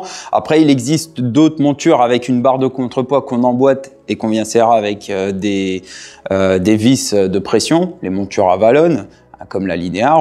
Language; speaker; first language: French; native; French